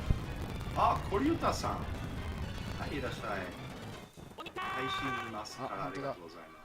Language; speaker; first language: Japanese; non-native, learner; English